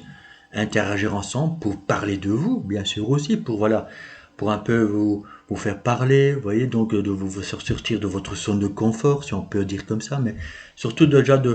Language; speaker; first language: French; native; French